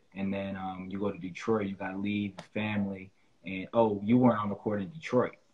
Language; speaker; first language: English; native; English